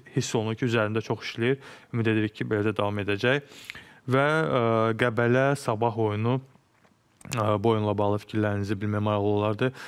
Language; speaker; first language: Azerbaijani; native; Azerbaijani